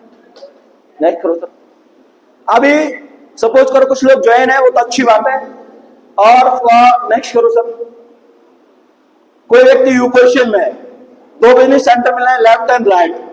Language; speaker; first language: Hindi; native; Hindi